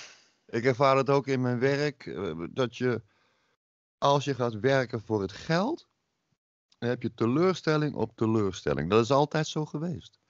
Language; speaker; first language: Dutch; native; Dutch